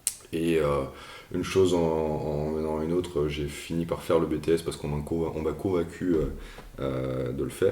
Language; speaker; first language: French; native; French